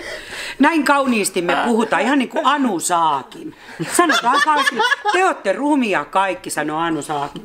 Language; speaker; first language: Finnish; native; Finnish